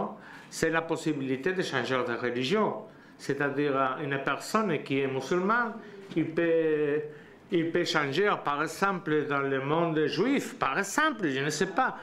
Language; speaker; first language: French; non-native, learner; Spanish